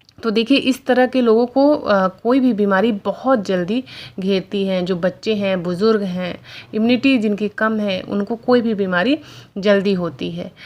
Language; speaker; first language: Hindi; non-native, local second language; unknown